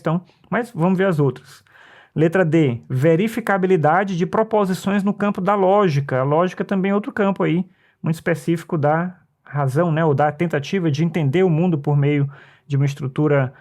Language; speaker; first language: Portuguese; native; Portuguese